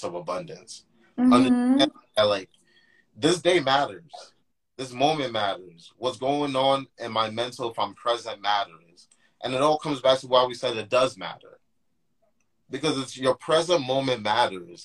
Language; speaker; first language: English; native; English